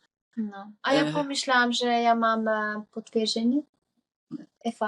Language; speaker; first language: Polish; non-native, learner; Hungarian